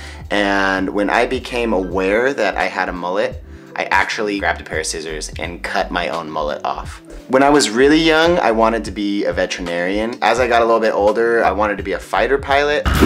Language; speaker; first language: English; native; English